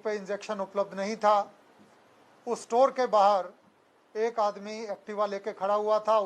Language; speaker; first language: Hindi; non-native, local second language; Gujarati